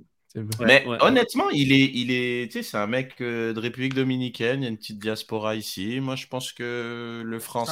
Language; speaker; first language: French; native; French